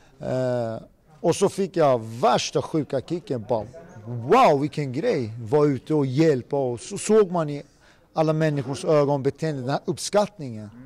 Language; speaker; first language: Swedish; early bilingual, other home language; Persian